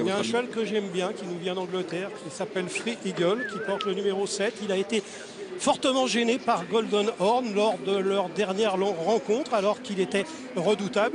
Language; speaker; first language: French; native; French